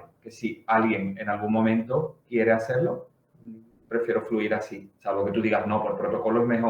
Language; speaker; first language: Spanish; native; Spanish